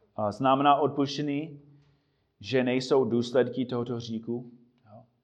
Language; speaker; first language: Czech; non-native, fluent; English